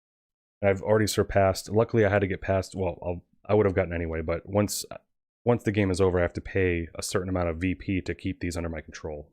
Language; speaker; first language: English; native; English